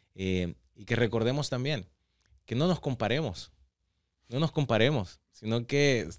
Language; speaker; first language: Spanish; native; Spanish